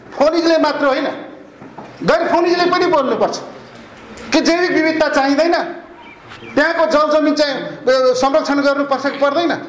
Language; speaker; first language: Nepali; non-native, local second language; Rana Tharu